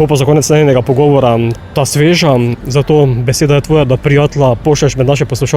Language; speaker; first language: Slovenian; native; Slovenian